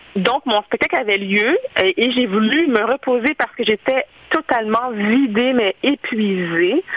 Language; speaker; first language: French; early bilingual, other home language; Haitian Creole